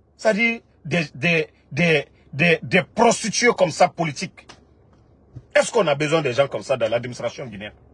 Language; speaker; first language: French; non-native, local second language; Mandingo